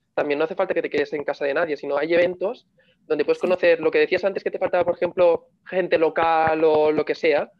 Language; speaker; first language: Spanish; native; Spanish